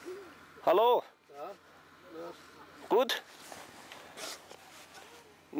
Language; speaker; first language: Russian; non-native, learner; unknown